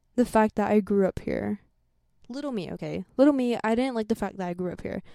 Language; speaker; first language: English; native; English